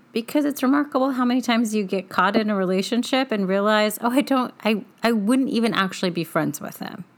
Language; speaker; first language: English; native; English